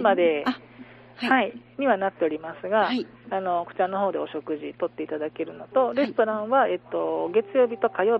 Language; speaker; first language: Japanese; native; Japanese